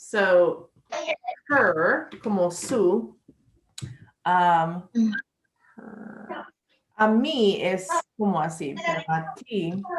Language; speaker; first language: Spanish; non-native, learner; English